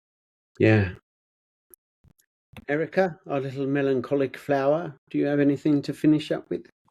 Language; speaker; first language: English; native; English